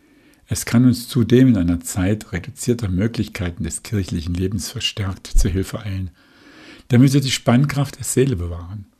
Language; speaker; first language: German; native; German